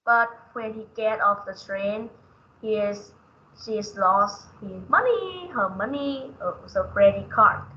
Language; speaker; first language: English; non-native, learner; Vietnamese